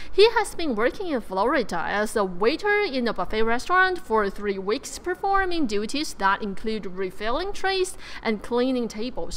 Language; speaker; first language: English; non-native, fluent; Chinese